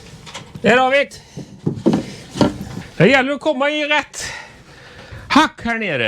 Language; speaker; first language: Swedish; native; Swedish